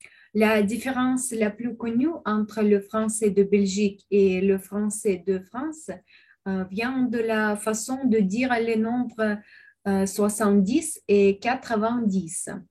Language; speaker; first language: French; non-native, fluent; Russian